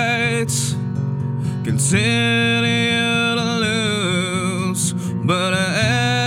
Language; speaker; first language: English; non-native, local second language; Filipino